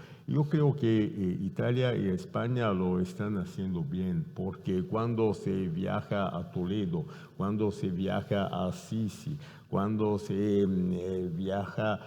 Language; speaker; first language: Spanish; non-native, fluent; Italian